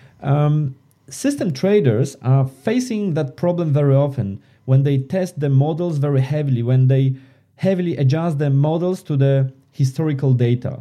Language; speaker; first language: English; non-native, fluent; Polish